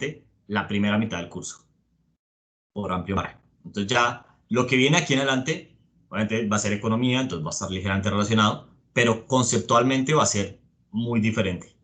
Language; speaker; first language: Spanish; native; Spanish